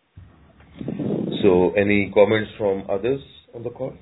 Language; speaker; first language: English; non-native, local second language; Urdu